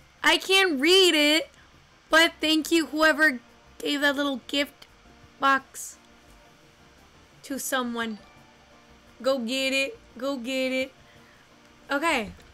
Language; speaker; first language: English; non-native, fluent; Spanish